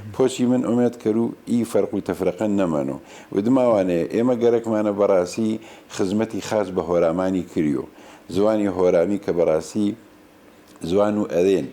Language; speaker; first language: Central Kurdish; non-native, local second language; Gurani